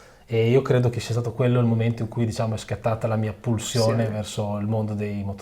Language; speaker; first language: Italian; native; Italian